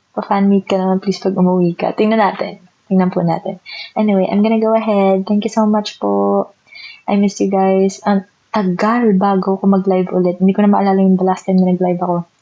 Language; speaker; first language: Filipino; non-native, local second language; Bikol